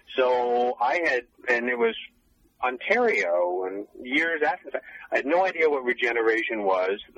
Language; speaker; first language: English; native; English